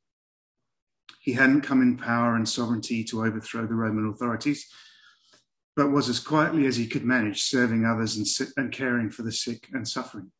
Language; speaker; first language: English; native; English